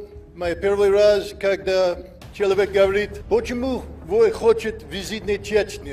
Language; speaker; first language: Russian; non-native, learner; English